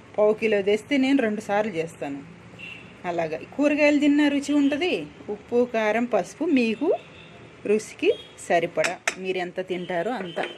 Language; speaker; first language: Telugu; non-native, local second language; Urdu